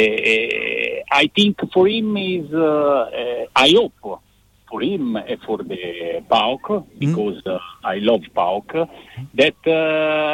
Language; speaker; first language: English; non-native, learner; Italian